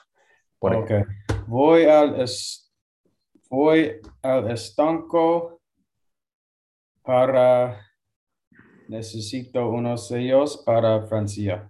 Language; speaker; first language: Spanish; non-native, learner; English